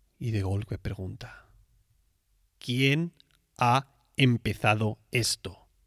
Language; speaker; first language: Spanish; native; Spanish